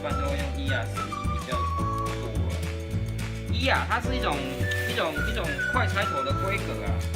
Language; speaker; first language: Chinese; native; Chinese